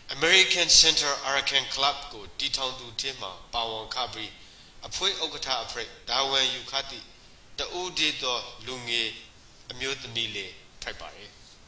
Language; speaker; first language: Burmese; native; Burmese